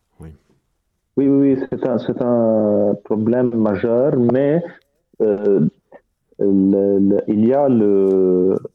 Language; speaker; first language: French; non-native, fluent; Arabic